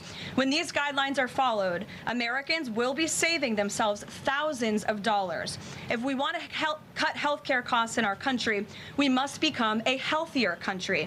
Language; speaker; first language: English; native; English